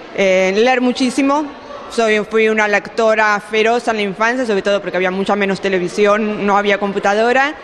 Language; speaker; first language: Spanish; native; Spanish